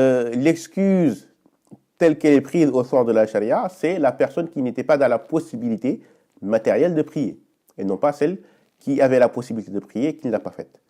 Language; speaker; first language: French; native; French